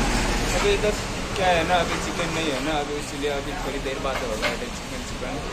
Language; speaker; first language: Hindi; non-native, local second language; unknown